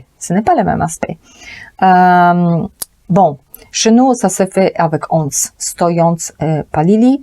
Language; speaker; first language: French; non-native, fluent; Polish